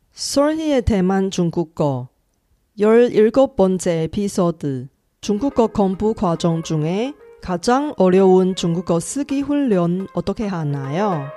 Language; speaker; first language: Korean; non-native, fluent; Chinese